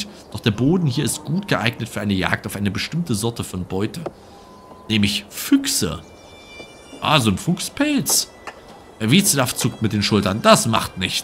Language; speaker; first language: German; native; German